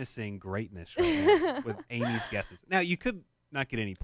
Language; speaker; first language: English; native; English